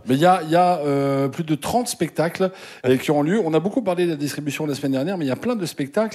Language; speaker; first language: French; native; French